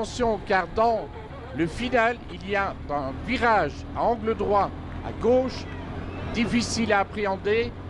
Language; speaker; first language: French; native; French